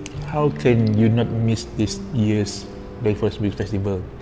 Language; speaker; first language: English; non-native, local second language; Malay